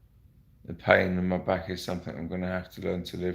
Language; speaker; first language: English; native; English